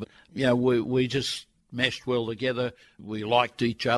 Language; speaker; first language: English; native; English